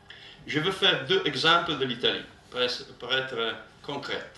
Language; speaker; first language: French; non-native, learner; Italian